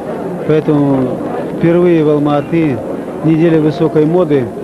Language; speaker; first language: Russian; native; Russian